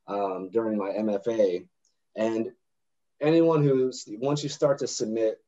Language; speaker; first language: English; native; English